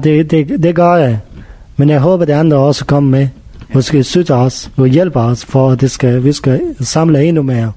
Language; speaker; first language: Danish; non-native, learner; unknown